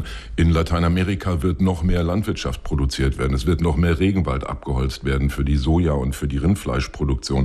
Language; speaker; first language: German; native; German